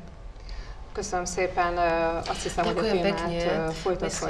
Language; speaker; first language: Hungarian; native; Hungarian